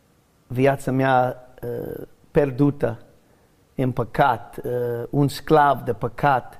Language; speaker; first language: Romanian; non-native, learner; English